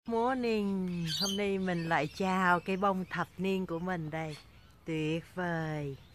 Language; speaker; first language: Vietnamese; native; Vietnamese